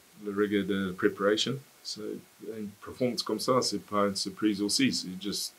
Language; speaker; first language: French; non-native, fluent; English